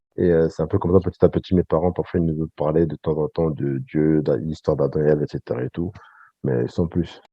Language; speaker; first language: French; early bilingual, other home language; Sango